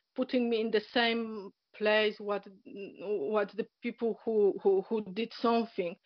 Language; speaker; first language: English; non-native, learner; Polish